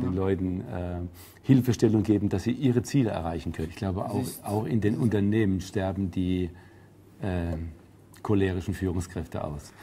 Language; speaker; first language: German; native; German